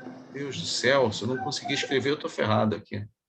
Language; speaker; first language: Portuguese; native; Portuguese